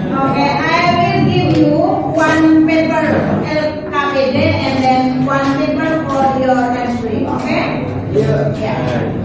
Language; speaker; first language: English; non-native, learner; Indonesian